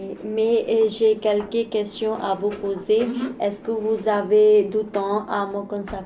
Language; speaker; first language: French; non-native, learner; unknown